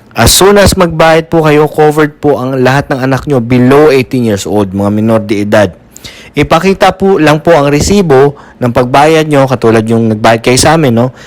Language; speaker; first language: Filipino; native; Filipino